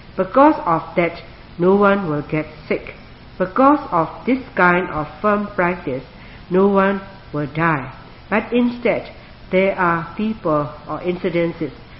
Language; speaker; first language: English; non-native, fluent; Burmese